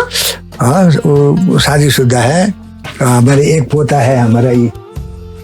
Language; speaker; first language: Hindi; non-native, learner; Nepali